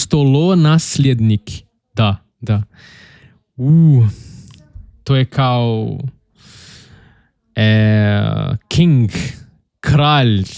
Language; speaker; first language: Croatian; non-native, learner; Portuguese